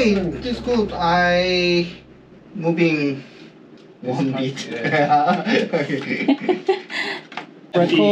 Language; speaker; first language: English; non-native, learner; Korean